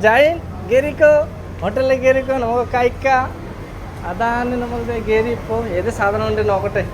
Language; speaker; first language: Malayalam; non-native, learner; Bangla